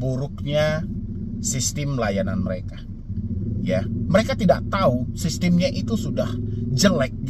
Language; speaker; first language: Indonesian; native; Indonesian